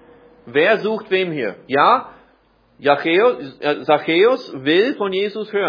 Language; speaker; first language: German; non-native, fluent; English